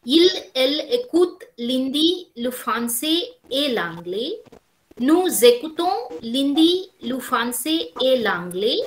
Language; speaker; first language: French; non-native, learner; Hindi